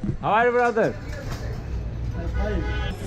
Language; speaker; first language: English; non-native, learner; Turkish